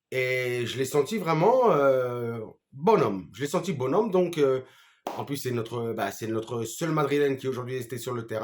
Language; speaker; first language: French; native; French